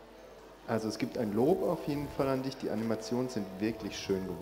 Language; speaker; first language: German; native; German